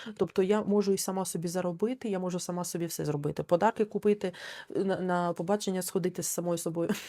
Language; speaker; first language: Ukrainian; non-native, local second language; Russian